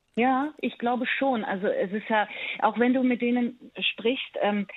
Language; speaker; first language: German; early bilingual, other home language; Persian